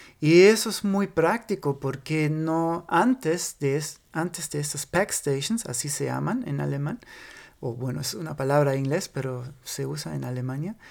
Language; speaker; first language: Spanish; non-native, fluent; German